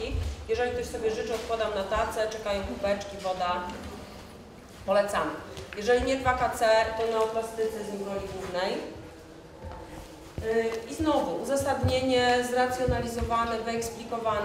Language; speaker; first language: Polish; native; Polish